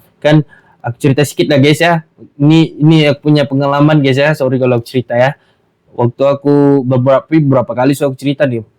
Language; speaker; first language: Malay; native; Malay